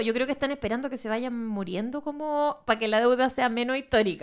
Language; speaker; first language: Spanish; native; Spanish